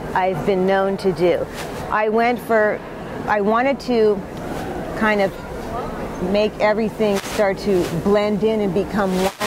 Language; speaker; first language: English; native; English